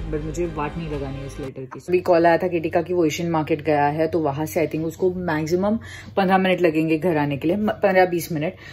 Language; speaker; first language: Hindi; non-native, local second language; Marathi